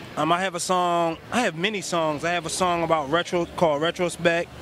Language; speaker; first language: English; native; English